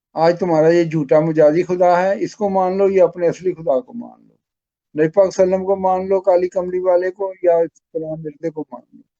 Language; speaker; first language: Urdu; non-native, local second language; Pashto